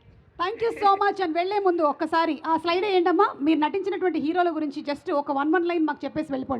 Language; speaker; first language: Telugu; native; Telugu